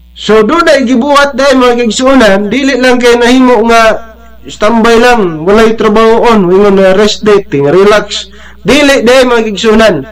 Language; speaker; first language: Cebuano; non-native, local second language; Bikol